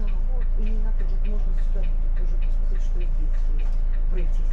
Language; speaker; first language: Russian; native; Russian